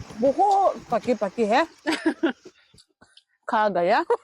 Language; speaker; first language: Hindi; non-native, local second language; Karbi